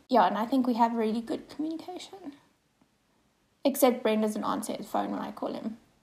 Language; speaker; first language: English; non-native, local second language; Afrikaans